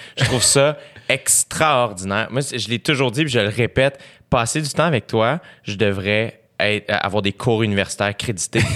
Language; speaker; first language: French; native; French